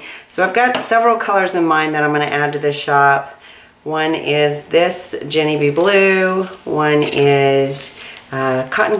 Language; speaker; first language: English; native; English